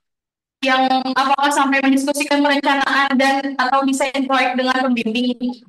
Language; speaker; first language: Indonesian; native; Indonesian